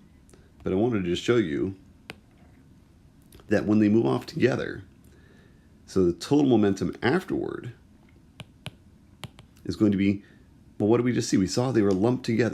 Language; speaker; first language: English; native; English